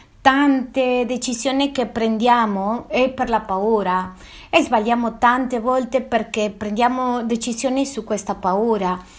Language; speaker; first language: Italian; non-native, fluent; Spanish